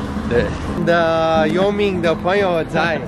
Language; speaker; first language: Chinese; non-native, learner; Arabic